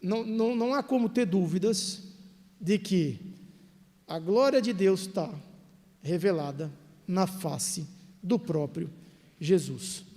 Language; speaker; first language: Portuguese; native; Portuguese